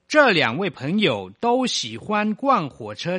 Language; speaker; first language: Chinese; non-native, fluent; Thai